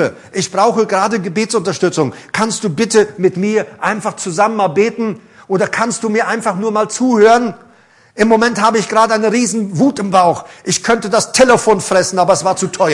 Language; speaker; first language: German; native; German